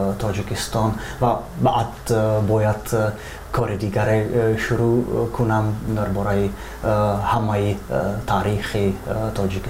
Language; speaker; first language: Persian; non-native, fluent; Czech